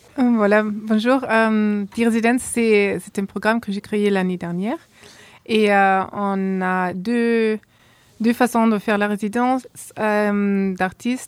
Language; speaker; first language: French; non-native, fluent; German